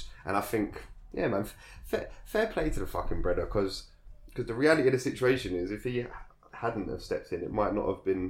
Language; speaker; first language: English; native; English